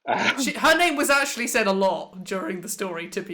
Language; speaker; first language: English; native; English